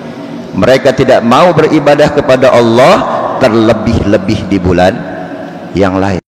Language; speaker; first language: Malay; non-native, local second language; Banjar